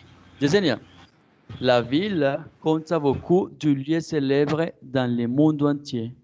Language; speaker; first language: French; non-native, fluent; Spanish